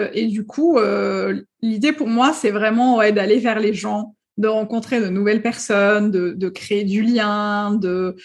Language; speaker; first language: French; non-native, local second language; Arabic